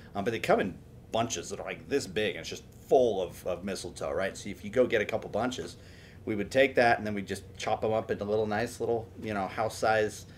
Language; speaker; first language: English; native; English